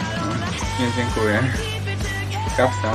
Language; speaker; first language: Polish; native; Polish